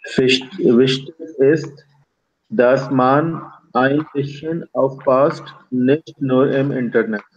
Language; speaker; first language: German; non-native, learner; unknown